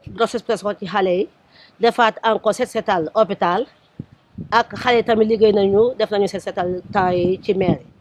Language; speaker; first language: Wolof; non-native, local second language; Jola-Fonyi